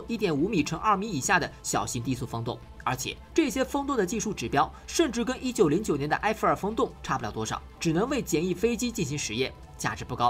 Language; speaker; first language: Chinese; native; Chinese